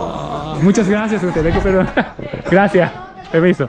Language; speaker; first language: Spanish; non-native, learner; Japanese